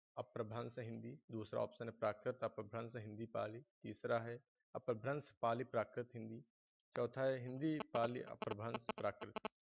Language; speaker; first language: Hindi; native; Hindi